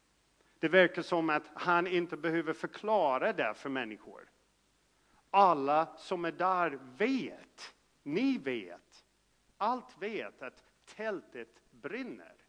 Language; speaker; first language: Swedish; non-native, fluent; English